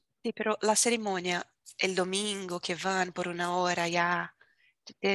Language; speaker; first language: Spanish; non-native, fluent; Portuguese